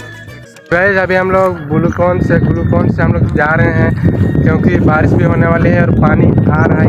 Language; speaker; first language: Hindi; non-native, local second language; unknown